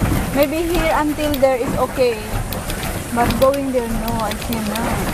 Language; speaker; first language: English; non-native, learner; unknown